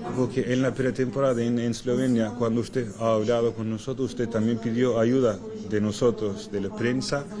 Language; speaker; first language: Spanish; non-native, fluent; Turkish